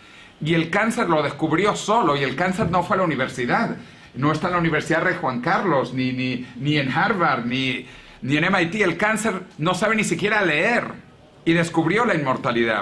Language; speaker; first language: Spanish; native; Spanish